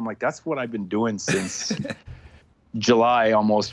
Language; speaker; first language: English; non-native, fluent; Punjabi